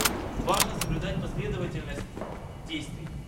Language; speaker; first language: Russian; native; Russian